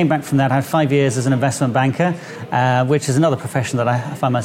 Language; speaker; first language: English; native; English